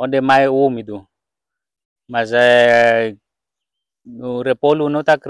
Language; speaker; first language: Portuguese; non-native, learner; Vietnamese